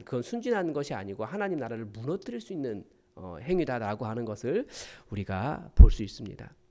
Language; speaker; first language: Korean; native; Korean